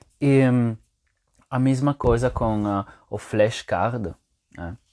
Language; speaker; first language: Portuguese; non-native, fluent; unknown